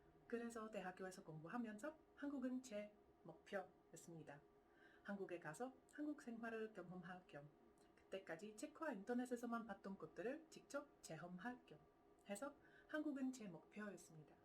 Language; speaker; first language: Korean; non-native, fluent; Czech